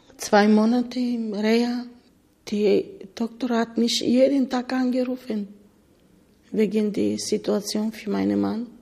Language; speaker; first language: German; non-native, learner; Bulgarian